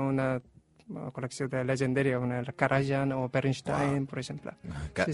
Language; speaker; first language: Catalan; non-native, learner; Korean